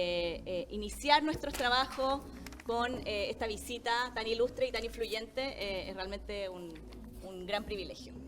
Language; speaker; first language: Spanish; native; Spanish